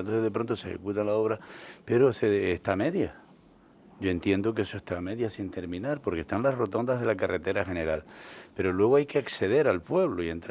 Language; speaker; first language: Spanish; native; Spanish